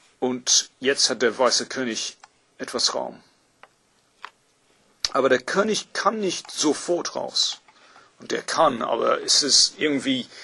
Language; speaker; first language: German; non-native, fluent; English